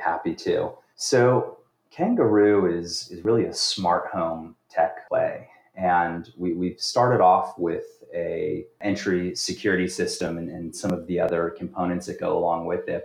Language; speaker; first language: English; native; English